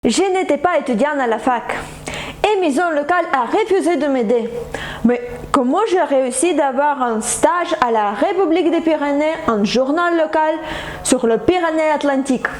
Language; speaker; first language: French; non-native, fluent; Ukrainian